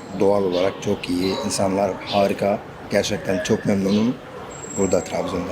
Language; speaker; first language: Turkish; non-native, learner; Arabic